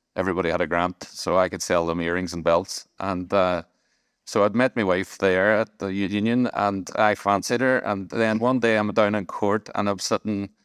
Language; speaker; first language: English; native; English